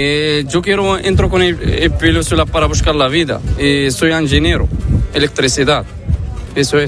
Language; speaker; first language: Spanish; non-native, learner; Arabic